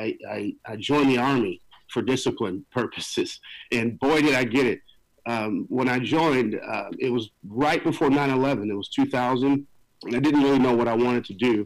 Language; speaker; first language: English; native; English